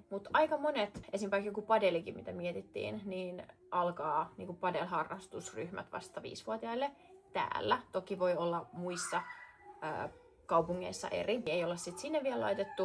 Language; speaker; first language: Finnish; native; Finnish